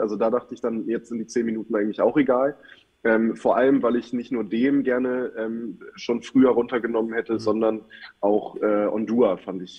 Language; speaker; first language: German; native; German